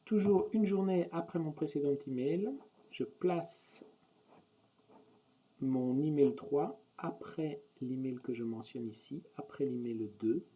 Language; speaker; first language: French; native; French